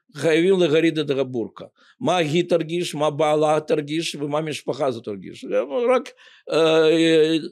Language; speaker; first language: Hebrew; non-native, fluent; Ukrainian